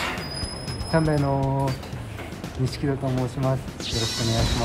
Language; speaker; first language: Japanese; native; Japanese